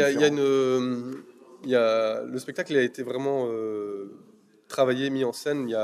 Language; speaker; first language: French; native; French